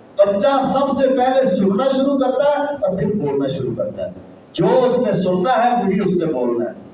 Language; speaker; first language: Urdu; non-native, local second language; Punjabi